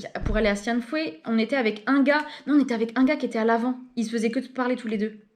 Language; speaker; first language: French; native; French